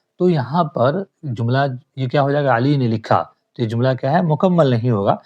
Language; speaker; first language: Urdu; native; Urdu